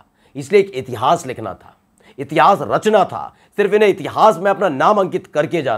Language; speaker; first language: Hindi; native; Hindi